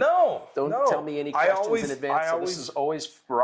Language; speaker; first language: English; native; English